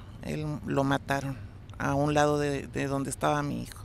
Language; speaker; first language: Spanish; native; Spanish